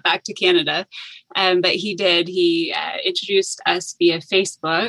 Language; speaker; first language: English; native; English